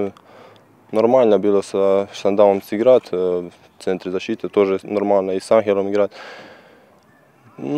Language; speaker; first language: Russian; non-native, learner; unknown